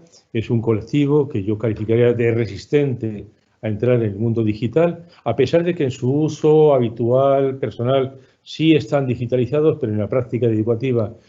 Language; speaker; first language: Spanish; native; Spanish